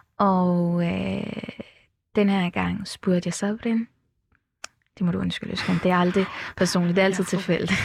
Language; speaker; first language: Danish; early bilingual, other home language; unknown